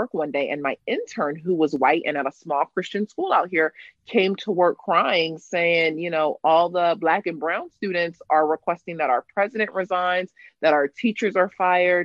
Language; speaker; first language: English; native; English